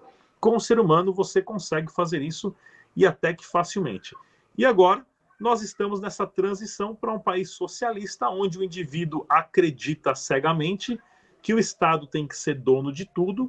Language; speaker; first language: Portuguese; native; Portuguese